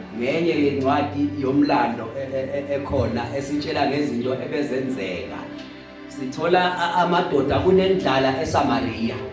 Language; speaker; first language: Zulu; non-native, local second language; Swati